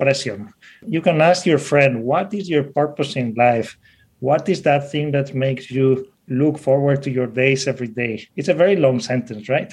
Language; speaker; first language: English; non-native, fluent; Spanish